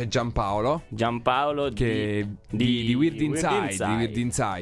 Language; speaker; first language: Italian; native; Italian